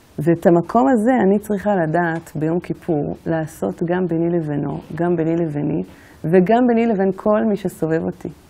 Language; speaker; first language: Hebrew; native; Hebrew